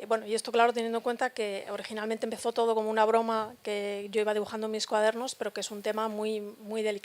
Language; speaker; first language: Spanish; native; Spanish